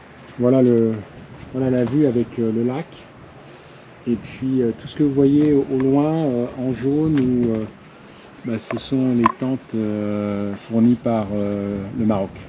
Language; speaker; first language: French; native; French